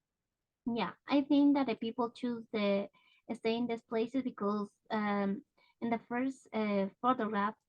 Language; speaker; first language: English; non-native, learner; Spanish